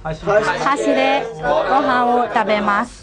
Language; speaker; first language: Japanese; non-native, fluent; Burmese